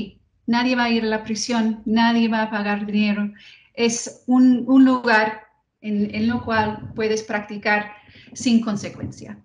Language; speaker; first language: Spanish; non-native, fluent; English